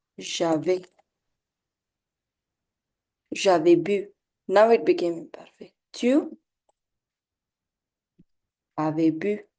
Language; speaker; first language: French; non-native, fluent; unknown